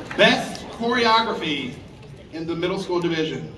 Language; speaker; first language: English; native; English